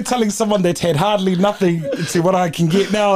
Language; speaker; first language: English; native; English